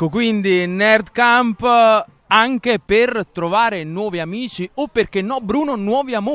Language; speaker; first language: Italian; native; Italian